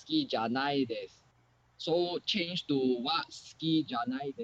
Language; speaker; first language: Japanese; non-native, learner; English